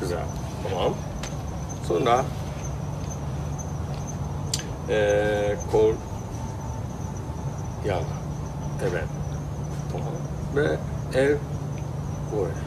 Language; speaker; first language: Turkish; non-native, learner; Japanese